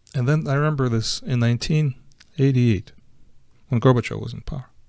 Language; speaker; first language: English; non-native, fluent; Ukrainian